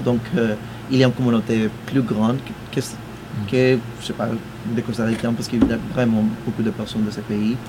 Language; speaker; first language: French; non-native, fluent; Spanish